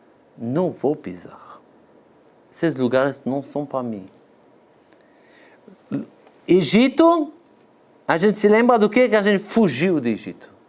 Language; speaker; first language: Portuguese; non-native, fluent; Hebrew